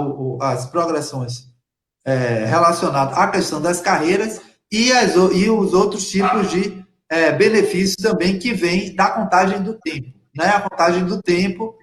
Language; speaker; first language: Portuguese; native; Portuguese